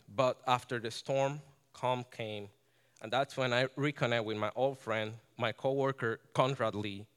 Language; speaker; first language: English; non-native, fluent; Spanish